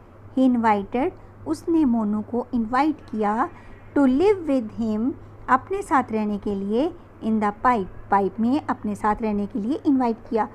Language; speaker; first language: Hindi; native; Hindi